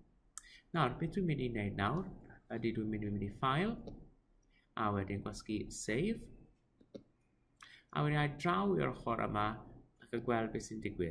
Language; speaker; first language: Welsh; non-native, local second language; English